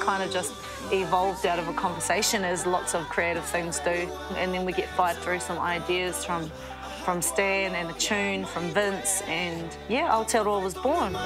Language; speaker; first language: English; native; English